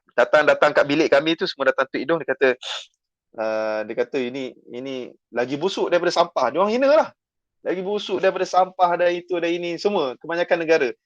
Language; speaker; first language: Malay; native; Malay